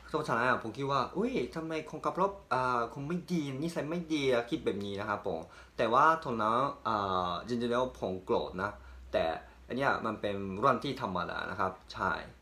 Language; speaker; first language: Thai; non-native, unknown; Japanese